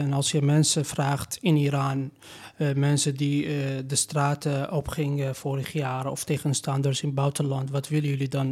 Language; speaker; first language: Dutch; non-native, learner; Persian